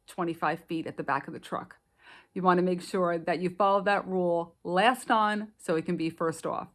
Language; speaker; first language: English; native; English